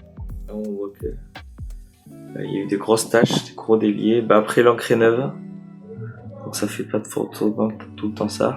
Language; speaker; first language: French; native; French